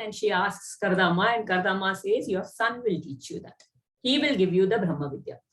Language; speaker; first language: English; non-native, local second language; Kannada